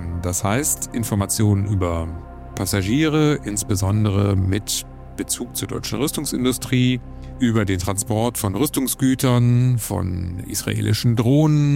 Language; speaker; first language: German; native; German